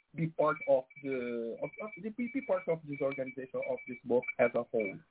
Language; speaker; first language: English; non-native, fluent; Portuguese